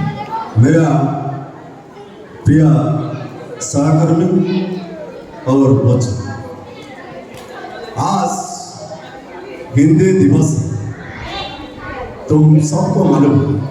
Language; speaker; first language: Hindi; non-native, local second language; Odia